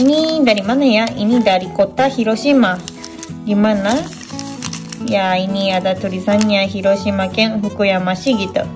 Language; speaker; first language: Indonesian; non-native, fluent; Japanese